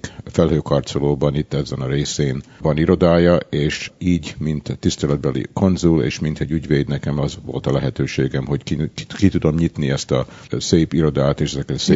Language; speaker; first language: Hungarian; early bilingual, heritage; Hungarian